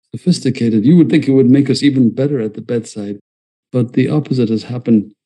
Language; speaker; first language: English; non-native, fluent; Malayalam